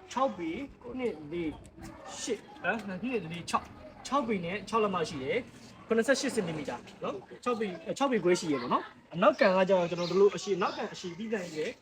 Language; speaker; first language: Burmese; native; Burmese